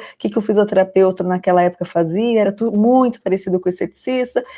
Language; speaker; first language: Portuguese; native; Portuguese